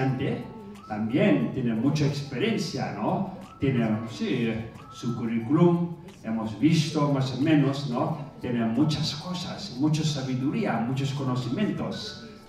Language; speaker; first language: Spanish; non-native, fluent; Tibetan